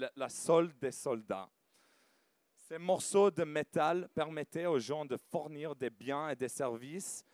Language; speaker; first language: French; non-native, fluent; English